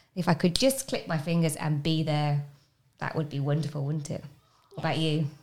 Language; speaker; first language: English; native; English